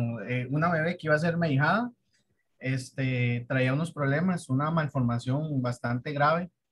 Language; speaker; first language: Spanish; native; Spanish